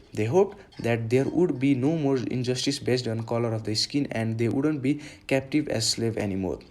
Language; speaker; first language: English; non-native, local second language; Nepali